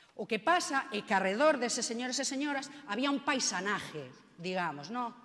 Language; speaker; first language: Galician; native; Galician